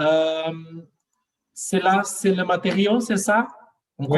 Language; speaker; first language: French; non-native, learner; Portuguese